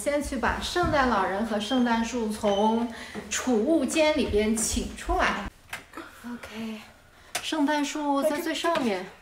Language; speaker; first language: Chinese; native; Chinese